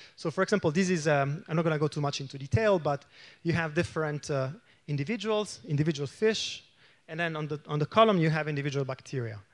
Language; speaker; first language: English; non-native, fluent; Italian